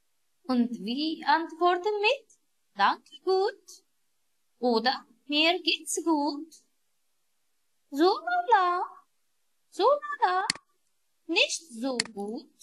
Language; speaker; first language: German; non-native, learner; Arabic